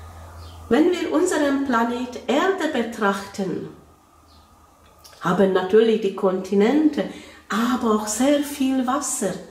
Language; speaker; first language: German; non-native, fluent; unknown